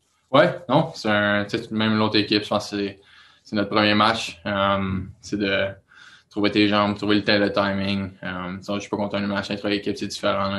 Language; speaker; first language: French; native; French